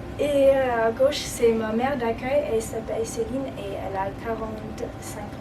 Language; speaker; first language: French; non-native, learner; German